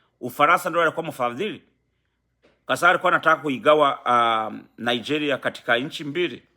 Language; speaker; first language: Swahili; non-native, local second language; Rundi